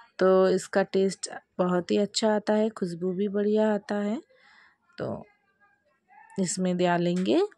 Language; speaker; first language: Hindi; non-native, local second language; Bangla